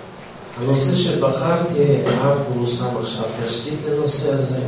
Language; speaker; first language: Hebrew; non-native, fluent; Russian